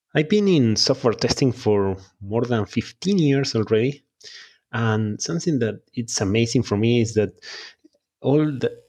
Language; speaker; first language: English; non-native, fluent; Spanish